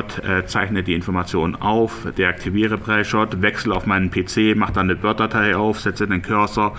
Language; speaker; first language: German; native; German